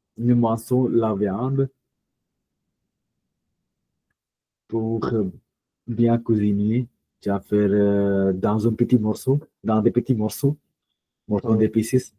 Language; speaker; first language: French; non-native, fluent; Punjabi